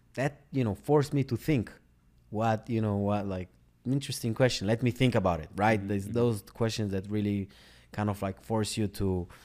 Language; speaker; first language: English; non-native, fluent; Hebrew